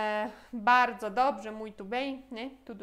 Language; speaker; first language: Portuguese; non-native, fluent; Polish